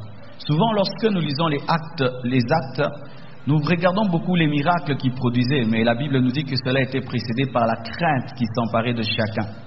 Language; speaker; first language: French; non-native, local second language; Lingala